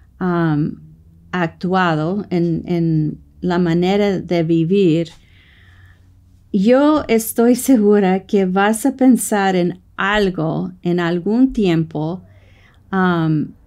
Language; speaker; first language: Spanish; non-native, fluent; English